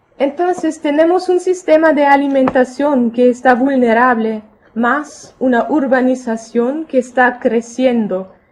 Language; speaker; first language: Spanish; non-native, fluent; German